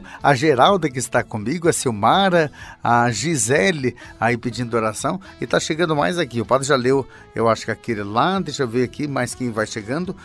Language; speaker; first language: Portuguese; native; Portuguese